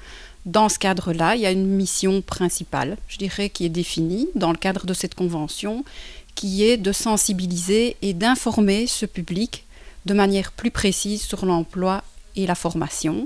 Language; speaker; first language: French; native; French